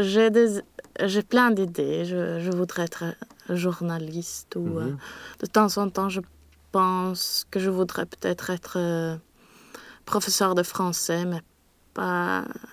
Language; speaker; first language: French; non-native, learner; Swedish